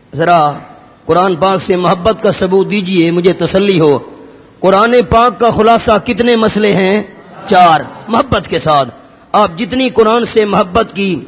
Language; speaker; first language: Urdu; non-native, local second language; Pashto